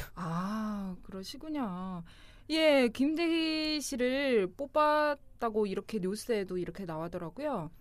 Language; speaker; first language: Korean; non-native, fluent; Chinese